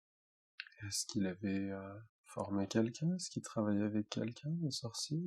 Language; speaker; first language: French; native; French